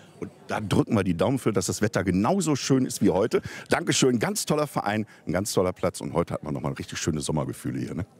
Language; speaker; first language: German; native; German